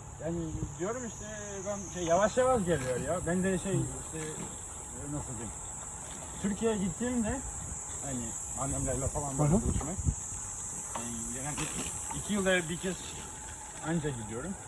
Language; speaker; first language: Turkish; early bilingual, heritage; Turkish